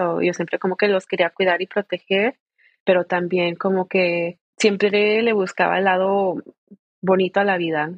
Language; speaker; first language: Spanish; early bilingual, heritage; Spanish